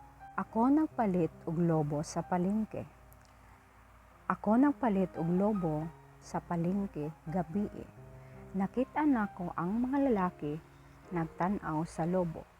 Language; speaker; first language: Cebuano; non-native, learner; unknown